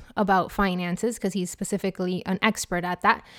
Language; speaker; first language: English; non-native, fluent; Spanish